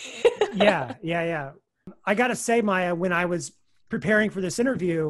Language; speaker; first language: English; native; English